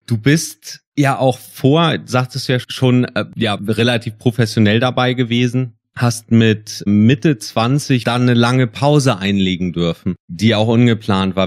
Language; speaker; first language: German; native; German